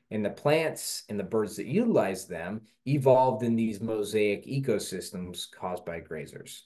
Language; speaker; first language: English; native; English